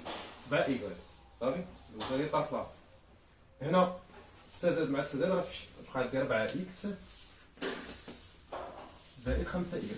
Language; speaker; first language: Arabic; native; Arabic